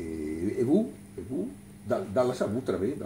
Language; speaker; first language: French; non-native, learner; Italian